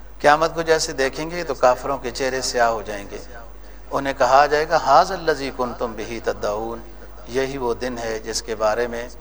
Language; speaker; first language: Urdu; non-native, local second language; Punjabi